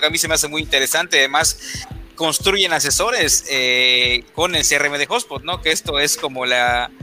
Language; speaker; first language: Spanish; native; Spanish